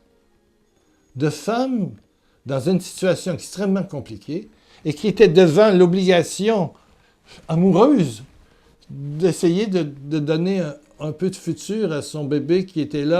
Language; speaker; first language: French; native; French